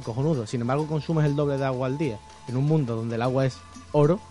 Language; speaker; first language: Spanish; native; Spanish